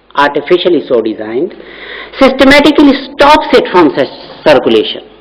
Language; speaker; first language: English; non-native, local second language; Urdu